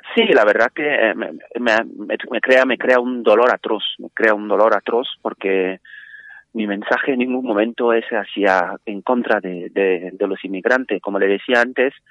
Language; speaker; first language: Spanish; non-native, fluent; French